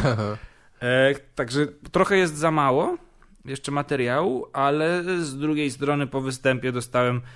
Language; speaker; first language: Polish; native; Polish